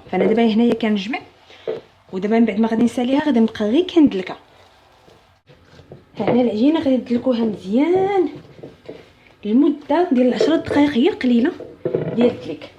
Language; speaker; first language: Arabic; native; Arabic